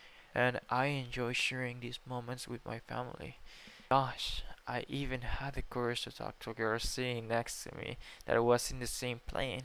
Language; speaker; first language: English; non-native, fluent; Spanish